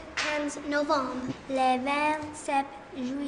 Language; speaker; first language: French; non-native, learner; English